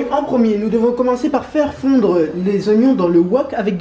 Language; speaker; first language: French; native; French